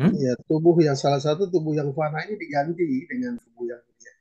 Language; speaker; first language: Indonesian; native; Indonesian